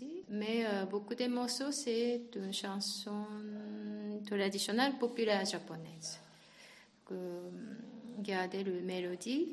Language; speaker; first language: French; non-native, learner; Japanese